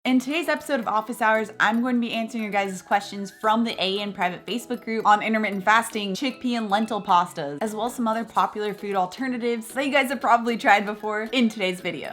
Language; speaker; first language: English; native; English